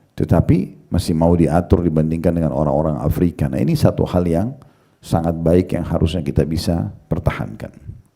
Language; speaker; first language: Indonesian; native; Indonesian